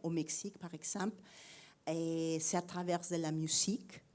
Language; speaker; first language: French; non-native, fluent; Spanish